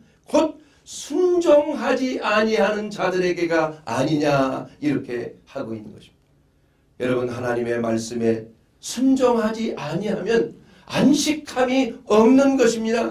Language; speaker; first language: Korean; native; Korean